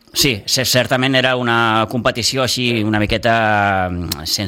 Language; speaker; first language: Catalan; native; Catalan